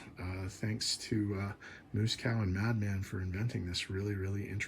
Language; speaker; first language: English; native; English